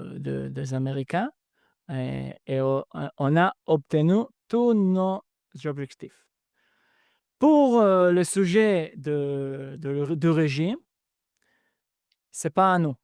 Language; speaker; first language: French; non-native, fluent; Hebrew